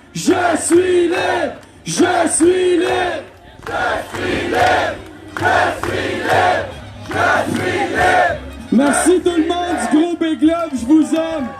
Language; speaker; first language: French; native; French